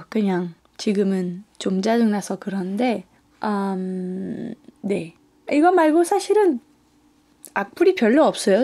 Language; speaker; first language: Korean; non-native, fluent; French